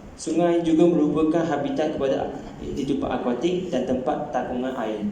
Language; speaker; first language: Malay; non-native, local second language; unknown